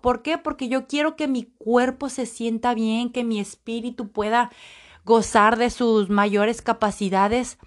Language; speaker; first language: Spanish; native; Spanish